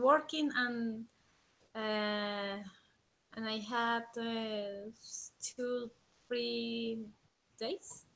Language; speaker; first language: English; non-native, learner; Spanish